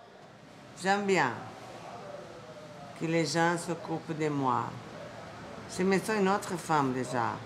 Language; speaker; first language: French; non-native, learner; Portuguese